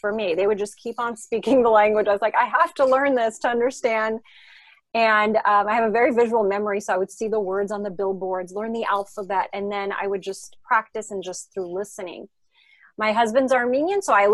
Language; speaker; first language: English; non-native, fluent; French